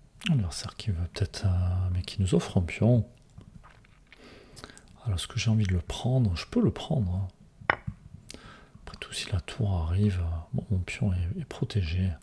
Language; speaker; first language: French; native; French